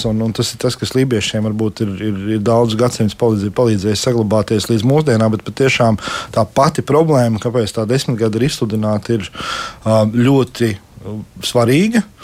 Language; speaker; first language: Latvian; native; Latvian